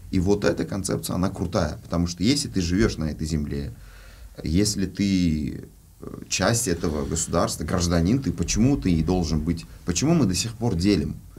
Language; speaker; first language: Russian; non-native, local second language; Uzbek